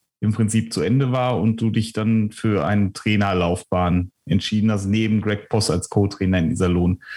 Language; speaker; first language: German; native; German